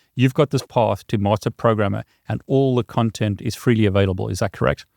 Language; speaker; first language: English; native; English